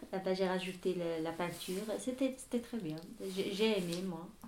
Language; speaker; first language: French; non-native, learner; Arabic